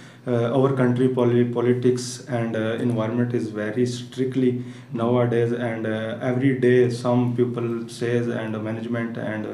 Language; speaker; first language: English; non-native, learner; Punjabi